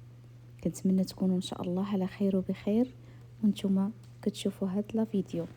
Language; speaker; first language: Arabic; native; Arabic